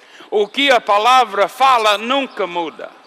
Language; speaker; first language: Portuguese; non-native, fluent; English